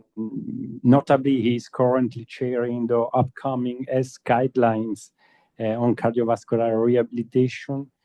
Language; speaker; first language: English; non-native, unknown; Italian